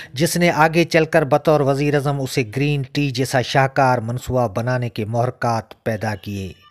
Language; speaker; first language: Urdu; non-native, local second language; Sindhi